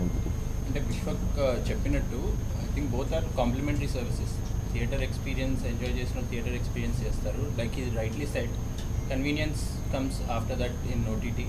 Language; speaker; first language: Telugu; native; Telugu